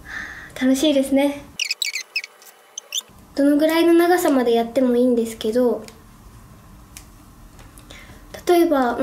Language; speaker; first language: Japanese; native; Japanese